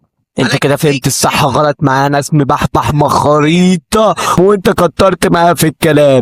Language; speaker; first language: Arabic; native; Arabic